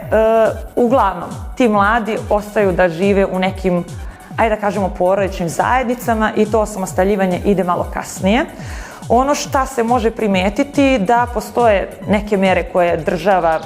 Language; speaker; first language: Bosnian; native; Bosnian